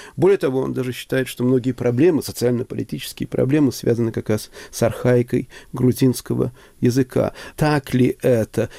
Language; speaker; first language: Russian; native; Russian